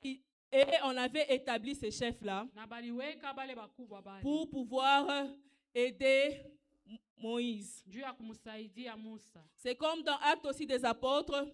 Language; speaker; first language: French; non-native, local second language; Swahili